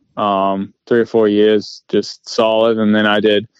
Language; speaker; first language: English; native; English